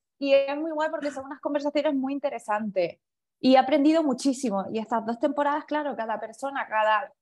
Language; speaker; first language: Spanish; early bilingual, other home language; Chinese